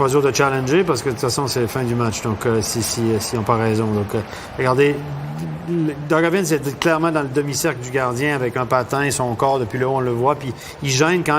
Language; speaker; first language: French; native; French